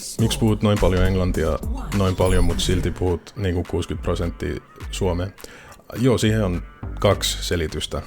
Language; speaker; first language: Finnish; non-native, fluent; English